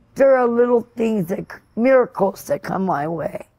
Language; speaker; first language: English; native; English